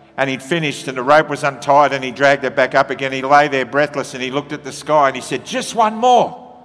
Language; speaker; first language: English; native; English